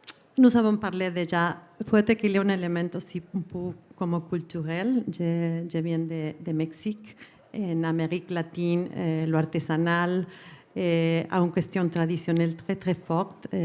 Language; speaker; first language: French; non-native, fluent; Spanish